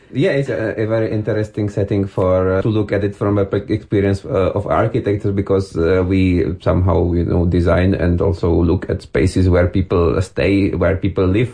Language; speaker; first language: English; non-native, fluent; German